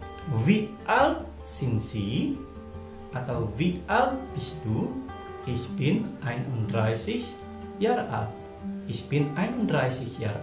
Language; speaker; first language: German; non-native, fluent; Indonesian